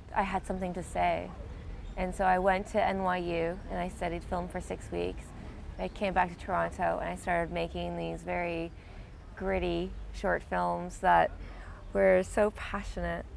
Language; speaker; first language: English; native; English